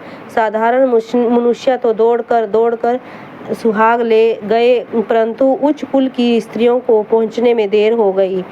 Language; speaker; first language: Hindi; native; Hindi